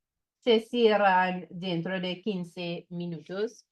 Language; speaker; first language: Spanish; non-native, fluent; English